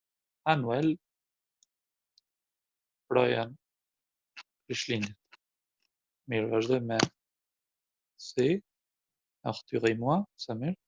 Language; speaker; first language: French; non-native, fluent; Albanian